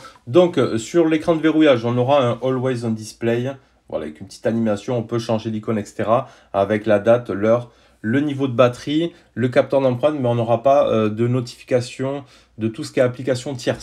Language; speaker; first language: French; native; French